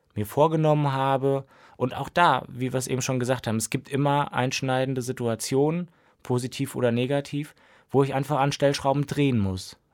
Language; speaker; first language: German; native; German